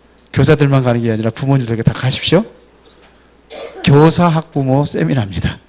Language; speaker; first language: Korean; native; Korean